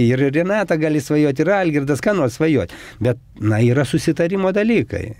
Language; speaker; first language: Lithuanian; native; Lithuanian